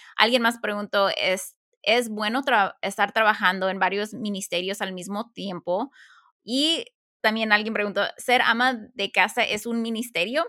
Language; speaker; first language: Spanish; early bilingual, heritage; Spanish